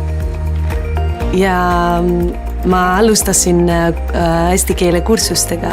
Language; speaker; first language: Estonian; non-native, learner; Greek